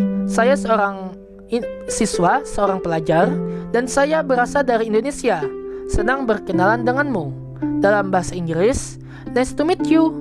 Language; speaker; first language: Indonesian; native; Indonesian